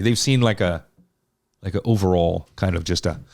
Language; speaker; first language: English; native; English